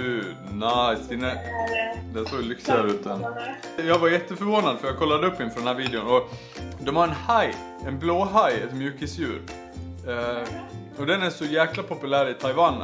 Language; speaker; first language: Swedish; native; Swedish